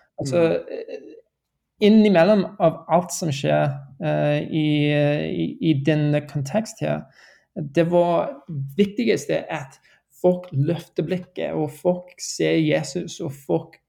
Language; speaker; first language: Norwegian; non-native, learner; English